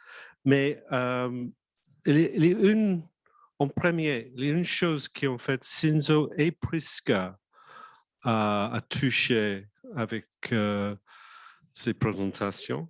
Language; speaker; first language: French; non-native, fluent; English